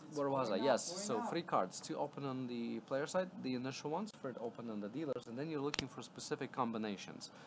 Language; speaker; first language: English; non-native, fluent; Latvian